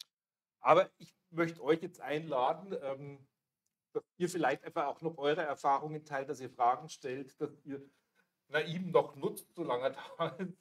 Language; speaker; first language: German; native; German